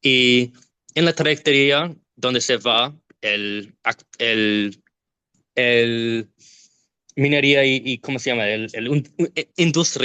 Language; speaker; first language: Spanish; non-native, learner; English